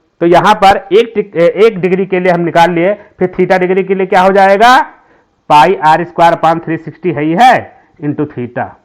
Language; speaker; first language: Hindi; native; Hindi